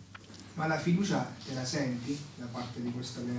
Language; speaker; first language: Italian; native; Italian